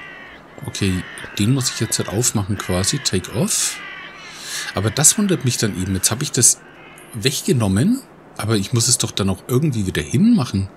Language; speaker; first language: German; native; German